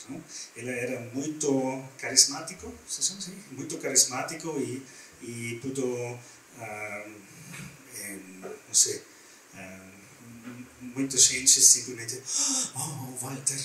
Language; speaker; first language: Portuguese; non-native, learner; German